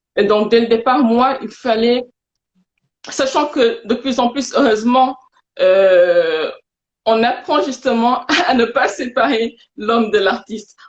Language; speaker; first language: French; non-native, local second language; Wolof